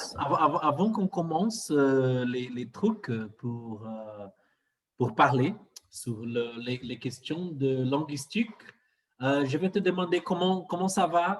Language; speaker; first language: French; non-native, fluent; Portuguese